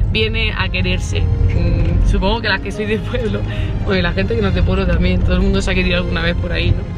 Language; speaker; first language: Spanish; native; Spanish